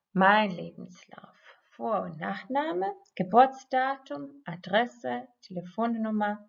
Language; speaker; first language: German; non-native, fluent; Croatian